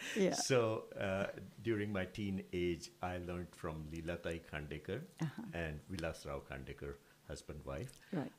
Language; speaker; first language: English; non-native, local second language; Marathi